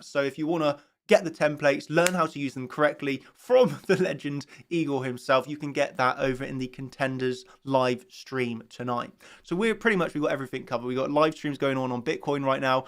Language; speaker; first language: English; native; English